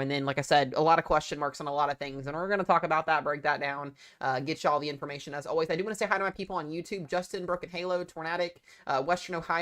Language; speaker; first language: English; native; English